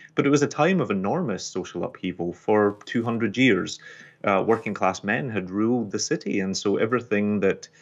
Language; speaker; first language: English; non-native, local second language; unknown